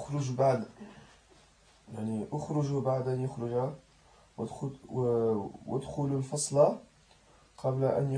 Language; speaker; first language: Arabic; non-native, learner; French